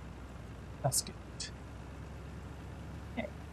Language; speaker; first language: English; native; English